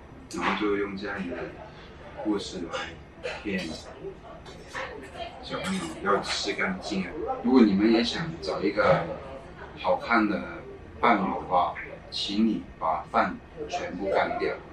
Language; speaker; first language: Chinese; non-native, local second language; Cantonese